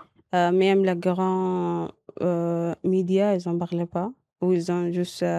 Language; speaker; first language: French; non-native, learner; Arabic